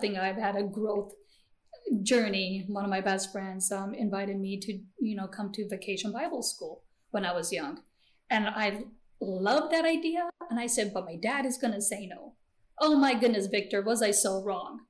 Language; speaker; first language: English; early bilingual, other home language; Gujarati